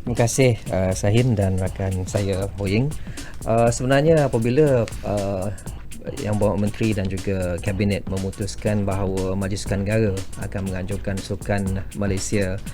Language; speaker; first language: Malay; native; Malay